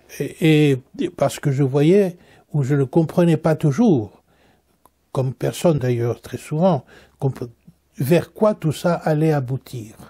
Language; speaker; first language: French; native; French